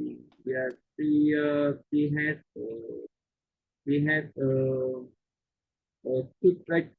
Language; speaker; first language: English; non-native, learner; Vietnamese